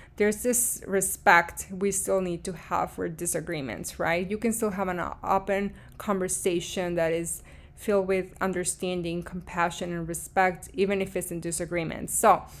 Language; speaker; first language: English; early bilingual, other home language; Spanish